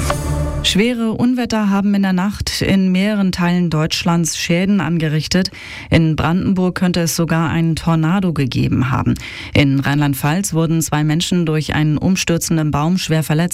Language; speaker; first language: German; native; German